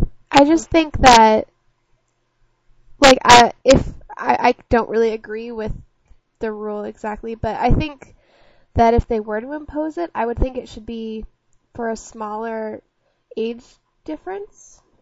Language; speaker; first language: English; native; English